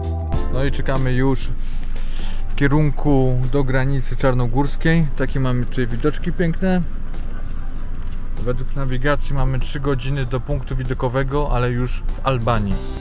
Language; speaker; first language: Polish; native; Polish